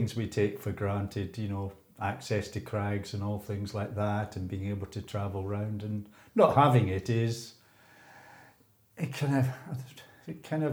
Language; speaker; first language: English; native; English